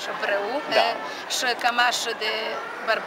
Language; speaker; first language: Romanian; early bilingual, heritage; Romanian